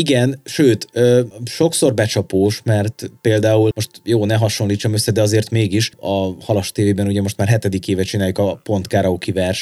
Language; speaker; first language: Hungarian; native; Hungarian